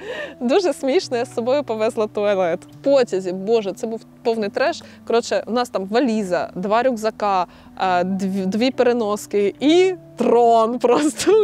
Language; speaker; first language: Ukrainian; native; Ukrainian